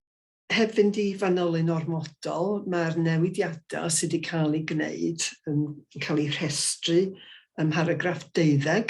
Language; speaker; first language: Welsh; native; Welsh